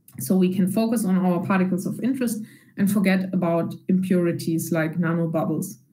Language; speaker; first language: English; non-native, fluent; German